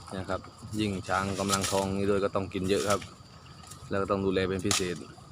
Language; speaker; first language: Thai; non-native, local second language; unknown